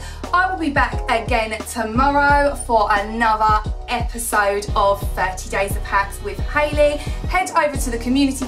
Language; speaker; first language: English; native; English